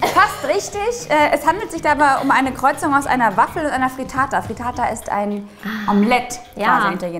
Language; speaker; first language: German; native; German